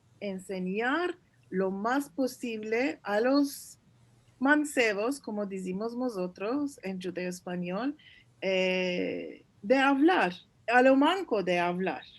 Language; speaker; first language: Spanish; early bilingual, heritage; Turkish